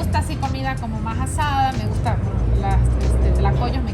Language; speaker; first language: Spanish; native; Spanish